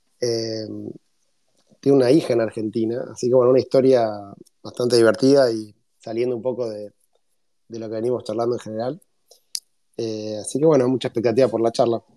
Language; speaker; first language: Spanish; native; Spanish